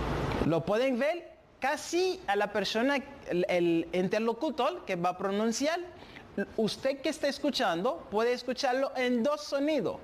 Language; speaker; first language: Spanish; non-native, fluent; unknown